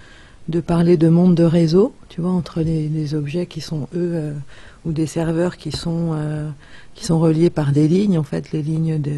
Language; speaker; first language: French; native; French